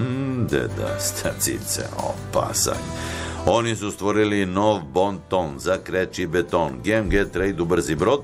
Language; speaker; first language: Serbian; native; Serbian